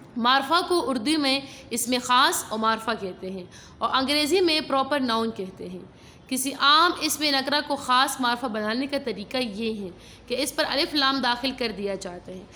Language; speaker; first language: Urdu; non-native, local second language; Pashto